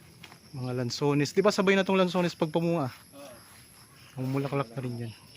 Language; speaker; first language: Filipino; native; Filipino